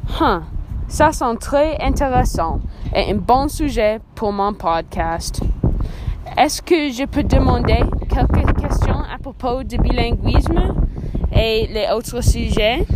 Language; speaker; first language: French; non-native, learner; English